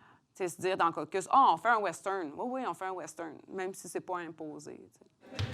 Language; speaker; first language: French; native; French